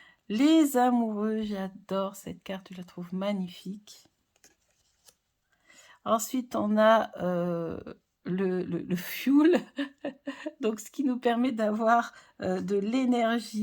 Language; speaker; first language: French; native; French